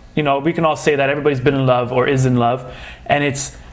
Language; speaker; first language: English; early bilingual, other home language; Portuguese